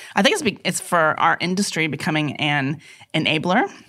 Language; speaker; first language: English; native; English